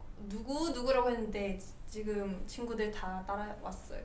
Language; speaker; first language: Korean; native; Korean